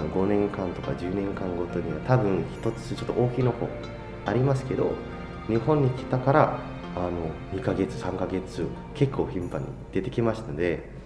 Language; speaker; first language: Japanese; non-native, fluent; Indonesian